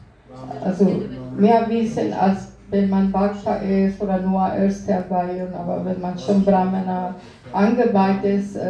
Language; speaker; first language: German; non-native, fluent; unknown